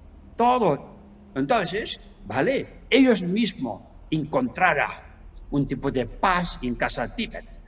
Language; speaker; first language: Spanish; non-native, learner; Tibetan